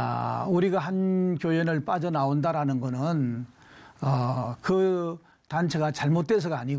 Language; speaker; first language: Korean; native; Korean